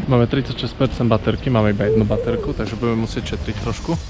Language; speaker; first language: Slovak; native; Slovak